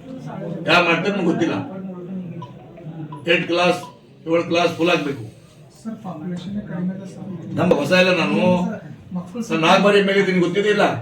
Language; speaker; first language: Kannada; non-native, local second language; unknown